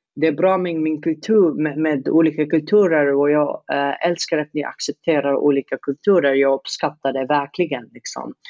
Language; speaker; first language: Swedish; non-native, fluent; Arabic